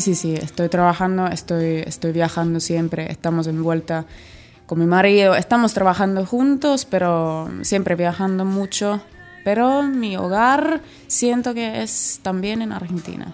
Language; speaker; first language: Spanish; non-native, learner; Finnish